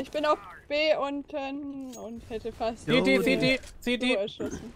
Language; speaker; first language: German; native; German